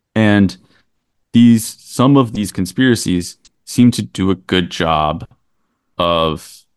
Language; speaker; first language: English; native; English